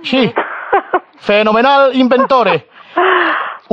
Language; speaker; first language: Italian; non-native, learner; Spanish